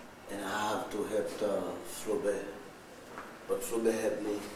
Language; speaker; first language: English; non-native, learner; Haitian Creole